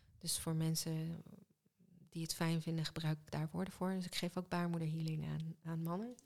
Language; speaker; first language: Dutch; early bilingual, other home language; Hebrew